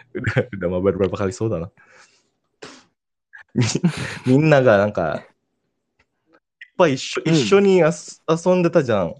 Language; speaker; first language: Japanese; non-native, learner; Indonesian